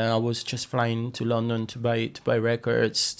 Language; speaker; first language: English; non-native, fluent; Italian